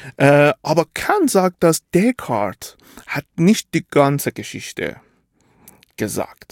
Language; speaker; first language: German; non-native, fluent; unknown